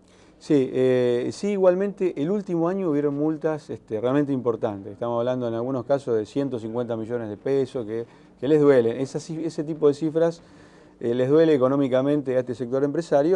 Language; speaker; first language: Spanish; native; Spanish